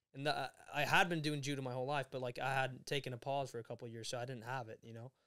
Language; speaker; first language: English; early bilingual, other home language; Swedish